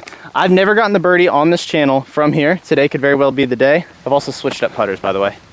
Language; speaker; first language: English; native; English